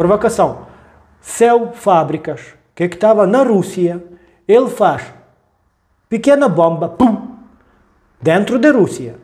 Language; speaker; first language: Portuguese; non-native, learner; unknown